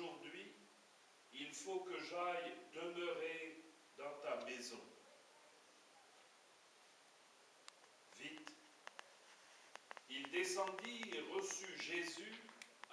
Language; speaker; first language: French; native; French